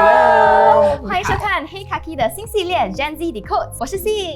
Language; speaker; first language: Chinese; native; Chinese